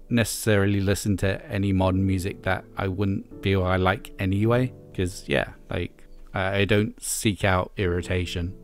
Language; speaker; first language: English; native; English